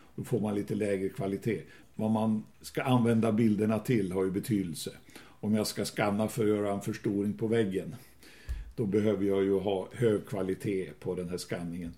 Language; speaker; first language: Swedish; native; Swedish